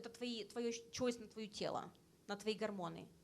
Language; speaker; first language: Russian; early bilingual, heritage; Russian